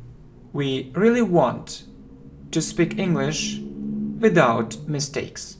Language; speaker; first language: English; non-native, fluent; Russian